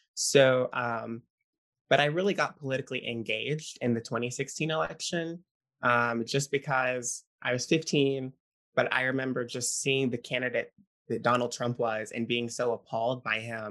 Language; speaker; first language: English; native; English